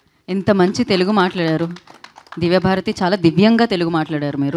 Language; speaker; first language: Telugu; native; Telugu